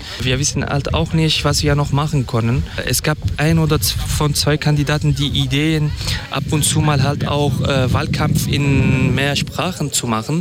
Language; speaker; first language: German; non-native, fluent; Kurdish